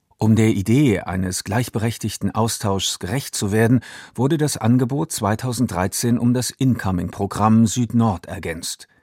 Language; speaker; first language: German; native; German